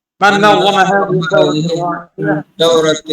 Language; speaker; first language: Arabic; non-native, learner; Bangla